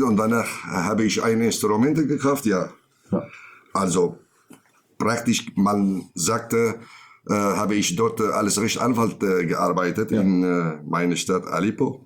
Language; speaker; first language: German; non-native, learner; Kurdish